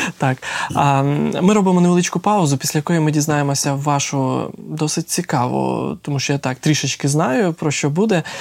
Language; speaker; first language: Ukrainian; native; Ukrainian